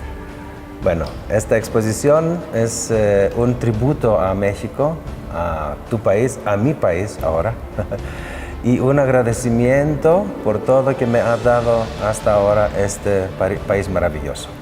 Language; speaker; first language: Spanish; non-native, fluent; Greek